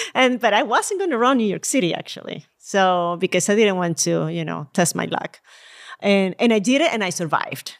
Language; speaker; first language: English; non-native, fluent; Spanish